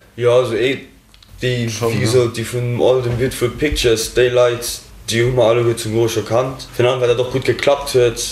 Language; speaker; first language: Luxembourgish; native; Luxembourgish